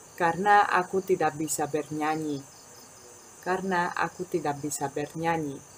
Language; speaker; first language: Indonesian; non-native, fluent; Spanish